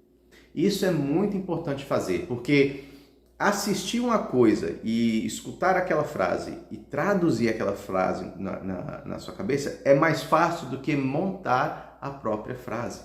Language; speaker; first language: Portuguese; early bilingual, heritage; Portuguese